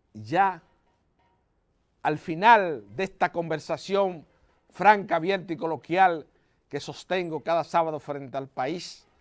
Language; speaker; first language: Spanish; native; Spanish